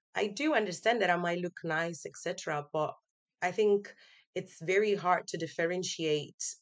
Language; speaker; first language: English; non-native, fluent; Italian